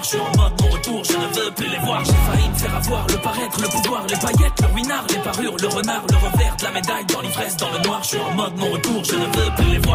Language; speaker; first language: French; native; French